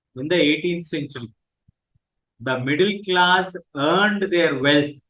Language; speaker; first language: English; non-native, local second language; Telugu